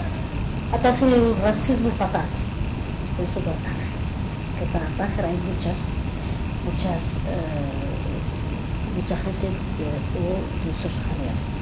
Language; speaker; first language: Spanish; non-native, fluent; Arabic